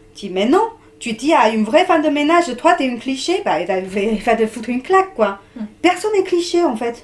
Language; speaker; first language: French; non-native, fluent; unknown